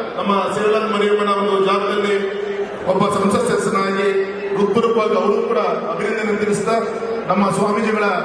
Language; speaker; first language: Kannada; non-native, local second language; Lambadi